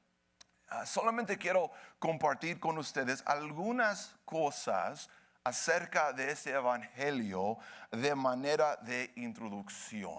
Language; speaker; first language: Spanish; early bilingual, heritage; Spanish